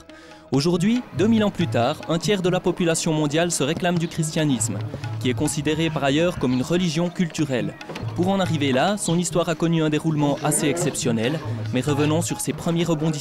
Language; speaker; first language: French; native; French